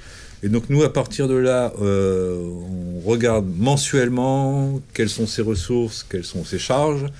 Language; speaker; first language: French; native; French